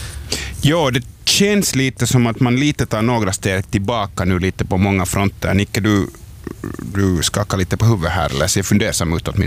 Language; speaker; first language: Swedish; native; Swedish